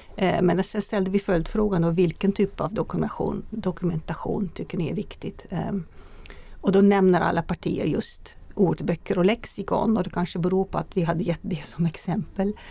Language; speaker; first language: Swedish; native; Swedish